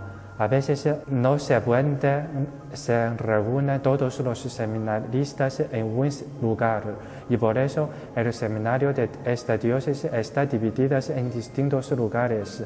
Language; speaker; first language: Spanish; non-native, fluent; Chinese